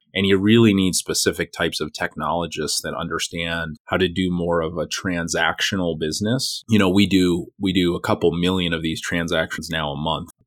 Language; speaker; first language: English; native; English